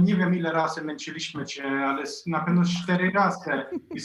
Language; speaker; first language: Polish; non-native, fluent; Swedish